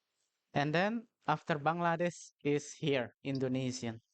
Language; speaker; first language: English; non-native, learner; Indonesian